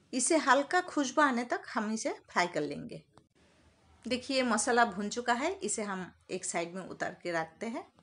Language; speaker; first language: Hindi; non-native, local second language; Bangla